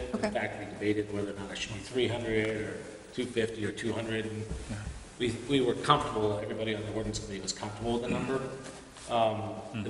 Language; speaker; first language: English; native; English